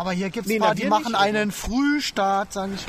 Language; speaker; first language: German; native; German